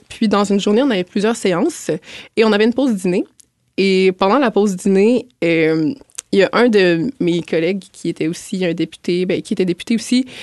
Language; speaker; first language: French; native; French